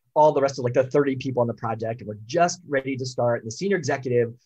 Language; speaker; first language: English; native; English